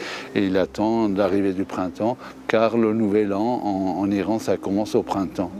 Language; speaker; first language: French; non-native, fluent; Persian